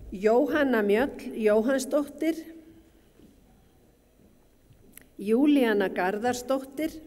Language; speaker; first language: Icelandic; native; Icelandic